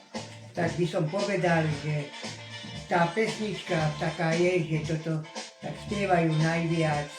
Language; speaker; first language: Slovak; non-native, local second language; Romany